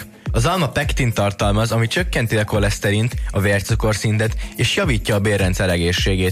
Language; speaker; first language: Hungarian; native; Hungarian